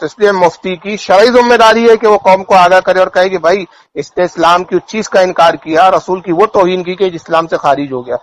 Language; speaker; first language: Urdu; native; Urdu